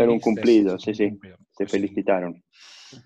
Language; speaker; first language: Spanish; non-native, fluent; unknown